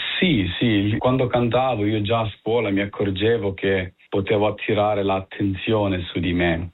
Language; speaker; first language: Italian; early bilingual, heritage; Italian